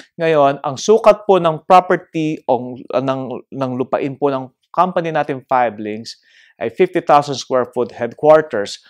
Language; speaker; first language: Filipino; native; Filipino